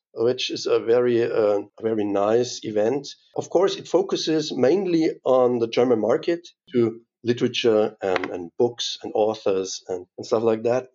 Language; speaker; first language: English; non-native, fluent; German